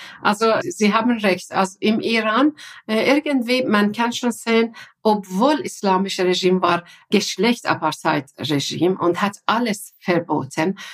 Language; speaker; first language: German; non-native, fluent; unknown